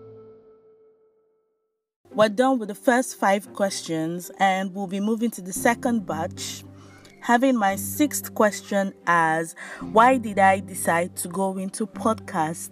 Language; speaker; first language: English; non-native, local second language; Yoruba